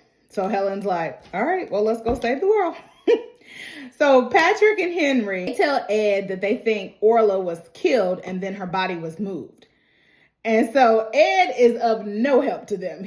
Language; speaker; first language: English; native; English